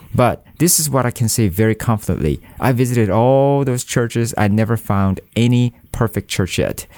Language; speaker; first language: English; non-native, fluent; Korean